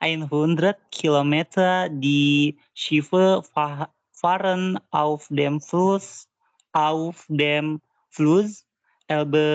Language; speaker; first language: German; non-native, learner; Indonesian